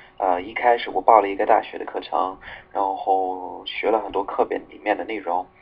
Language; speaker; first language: Chinese; non-native, fluent; English